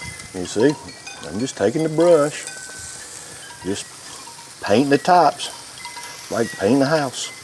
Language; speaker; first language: English; native; English